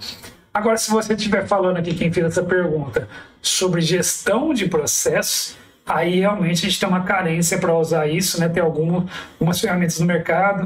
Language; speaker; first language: Portuguese; native; Portuguese